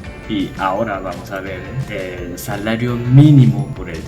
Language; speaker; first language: Spanish; non-native, learner; Korean